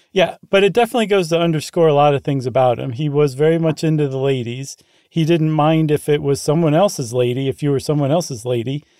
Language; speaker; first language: English; native; English